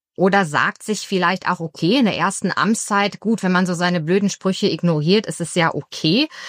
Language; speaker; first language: German; early bilingual, other home language; Romanian